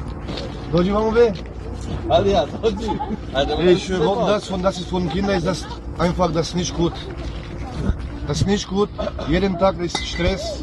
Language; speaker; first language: German; non-native, learner; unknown